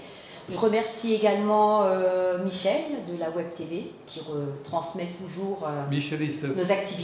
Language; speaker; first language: French; native; French